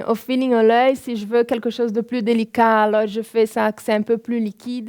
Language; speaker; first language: French; non-native, fluent; Portuguese